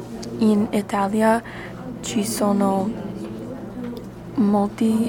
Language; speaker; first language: Italian; non-native, learner; English